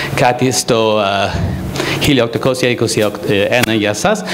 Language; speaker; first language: Greek; non-native, fluent; English